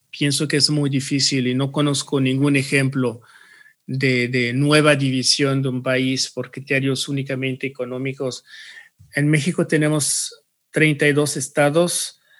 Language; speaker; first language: Spanish; early bilingual, heritage; Spanish